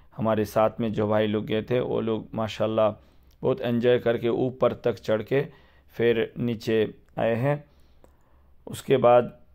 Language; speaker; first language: Hindi; non-native, fluent; Bangla